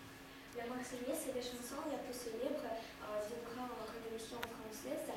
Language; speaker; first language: French; non-native, learner; Russian